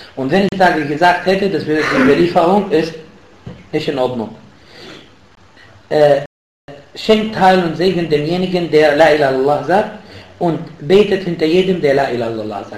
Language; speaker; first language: German; non-native, fluent; Arabic